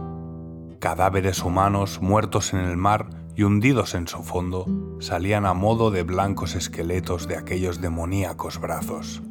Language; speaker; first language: Spanish; native; Spanish